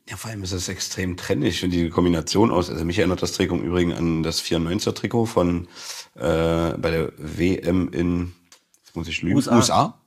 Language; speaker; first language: German; native; German